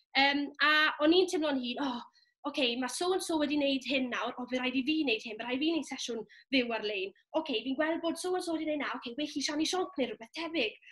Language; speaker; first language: Welsh; native; Welsh